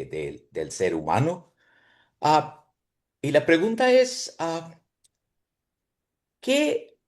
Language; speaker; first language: Spanish; non-native, fluent; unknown